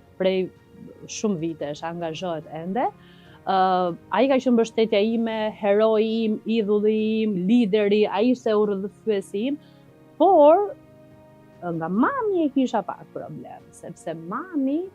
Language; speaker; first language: Albanian; non-native, local second language; Romany